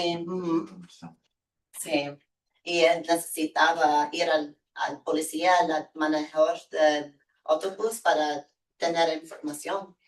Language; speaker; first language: Spanish; early bilingual, heritage; Spanish